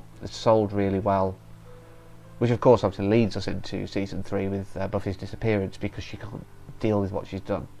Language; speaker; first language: English; native; English